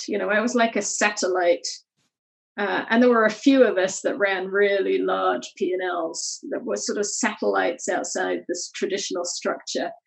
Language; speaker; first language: English; native; English